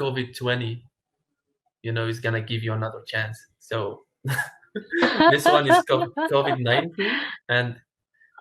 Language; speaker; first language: English; non-native, fluent; Arabic